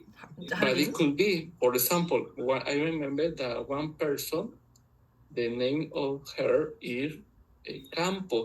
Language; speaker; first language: English; non-native, learner; Spanish